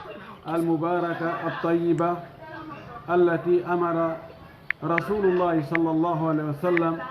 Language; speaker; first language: Arabic; non-native, fluent; Fula